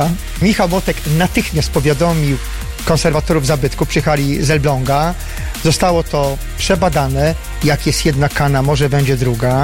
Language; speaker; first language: Polish; native; Polish